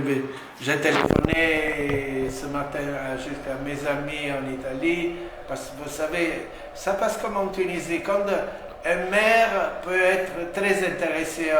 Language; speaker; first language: French; non-native, fluent; Italian